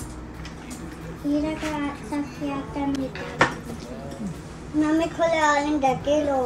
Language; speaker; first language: Japanese; early bilingual, heritage; Japanese